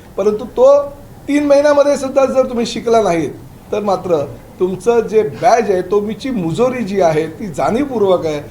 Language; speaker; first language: Marathi; native; Marathi